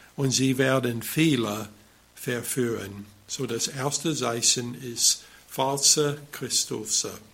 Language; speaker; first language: German; non-native, fluent; English